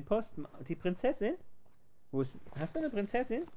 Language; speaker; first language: German; native; German